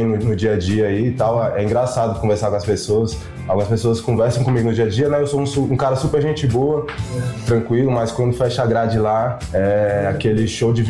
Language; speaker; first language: Portuguese; native; Portuguese